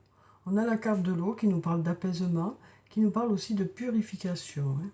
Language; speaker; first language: French; native; French